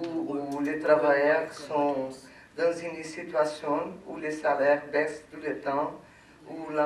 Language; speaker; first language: French; non-native, fluent; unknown